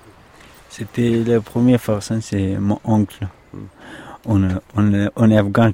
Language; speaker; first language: French; non-native, learner; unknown